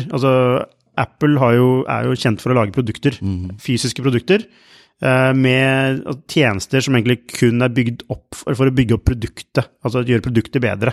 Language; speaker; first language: Norwegian; native; Norwegian